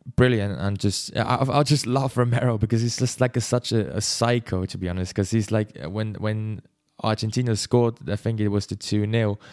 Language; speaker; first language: English; non-native, fluent; Swiss German